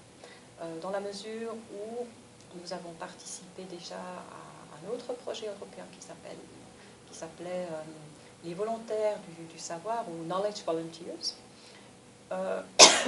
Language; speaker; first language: French; native; French